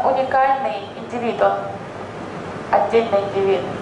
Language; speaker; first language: Russian; native; Russian